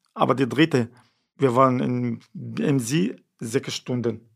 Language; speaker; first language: German; non-native, fluent; Arabic